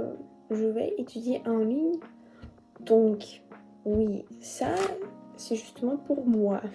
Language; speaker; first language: French; non-native, learner; Russian